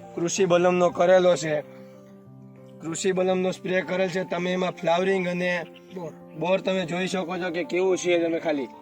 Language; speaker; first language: Gujarati; native; Gujarati